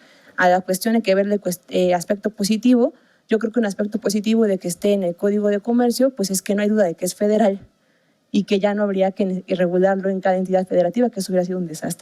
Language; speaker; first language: Spanish; native; Spanish